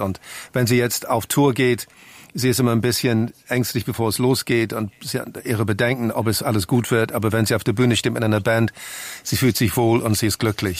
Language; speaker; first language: German; non-native, fluent; English